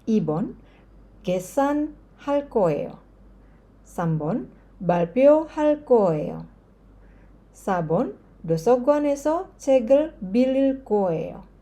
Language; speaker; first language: Korean; non-native, fluent; Indonesian